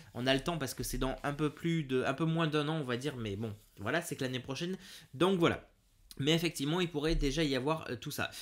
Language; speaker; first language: French; native; French